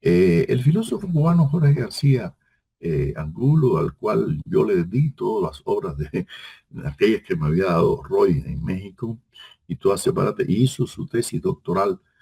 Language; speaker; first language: Spanish; native; Spanish